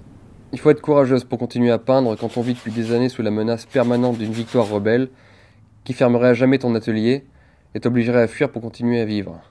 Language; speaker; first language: French; native; French